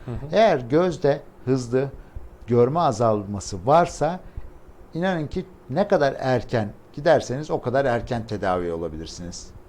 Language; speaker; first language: Turkish; native; Turkish